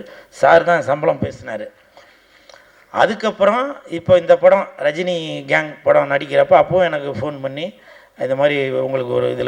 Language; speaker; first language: Tamil; native; Tamil